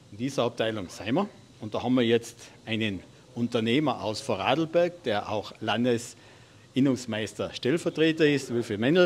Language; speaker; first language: German; native; German